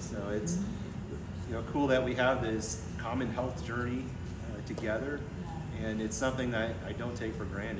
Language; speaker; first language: English; native; English